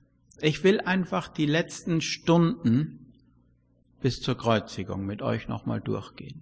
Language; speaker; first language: German; native; German